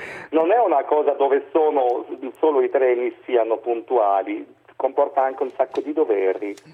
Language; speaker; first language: Italian; non-native, fluent; German